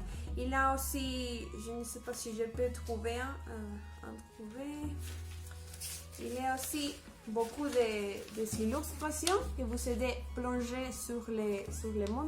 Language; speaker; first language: French; non-native, learner; Spanish